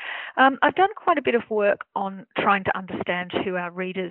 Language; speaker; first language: English; native; English